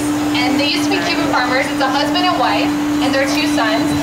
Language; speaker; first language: English; native; English